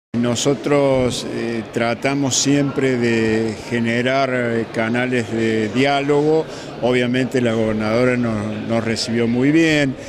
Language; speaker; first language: Spanish; native; Spanish